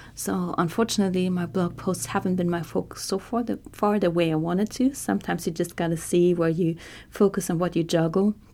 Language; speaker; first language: English; non-native, fluent; German